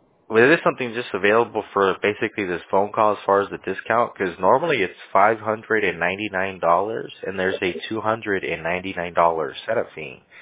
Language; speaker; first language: English; early bilingual, other home language; Spanish